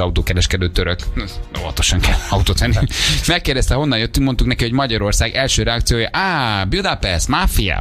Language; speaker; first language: Hungarian; native; Hungarian